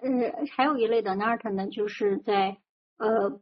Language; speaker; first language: Chinese; native; Chinese